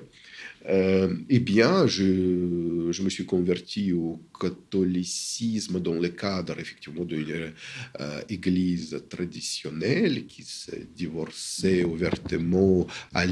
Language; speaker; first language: French; non-native, fluent; Russian